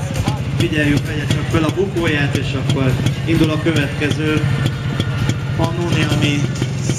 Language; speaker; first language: Hungarian; native; Hungarian